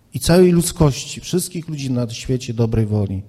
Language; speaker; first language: Polish; native; Polish